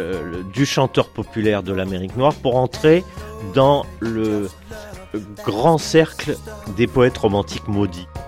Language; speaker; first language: French; native; French